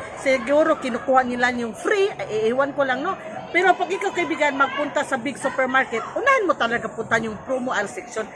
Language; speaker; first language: Filipino; non-native, local second language; Cebuano